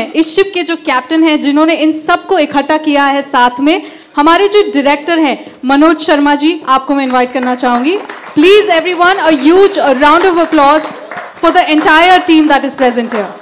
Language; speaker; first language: Hindi; native; Hindi